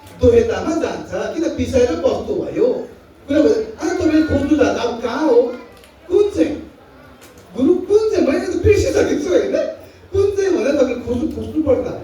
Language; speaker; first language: Nepali; non-native, local second language; Tibetan